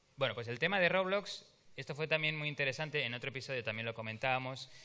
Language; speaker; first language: Spanish; native; Spanish